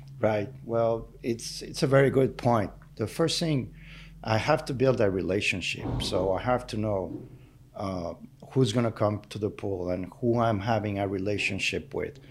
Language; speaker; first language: English; non-native, fluent; Spanish